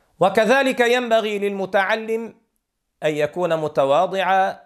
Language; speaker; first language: Arabic; native; Arabic